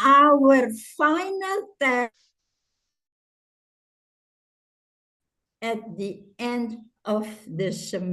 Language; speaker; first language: English; non-native, fluent; Indonesian